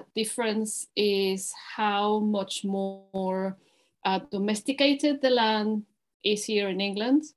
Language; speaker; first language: English; non-native, fluent; Spanish